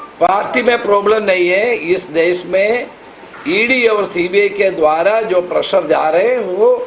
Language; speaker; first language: Hindi; non-native, local second language; Marathi